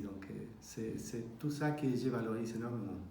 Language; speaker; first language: French; non-native, fluent; Spanish